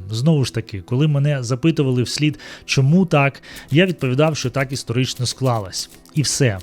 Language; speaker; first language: Ukrainian; non-native, local second language; Russian